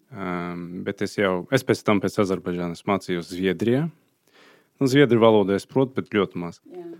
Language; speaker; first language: Latvian; non-native, fluent; Azerbaijani